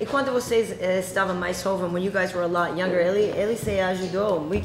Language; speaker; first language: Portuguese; non-native, learner; English